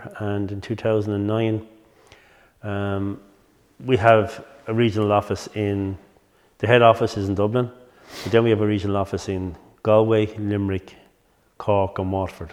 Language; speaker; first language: English; native; English